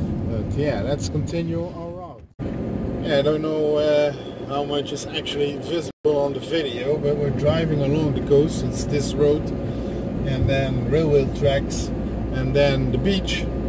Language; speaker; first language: English; non-native, fluent; Dutch